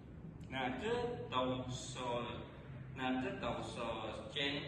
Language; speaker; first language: Chinese; non-native, learner; Indonesian